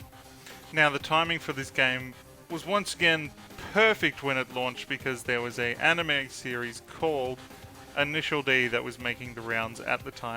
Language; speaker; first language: English; native; English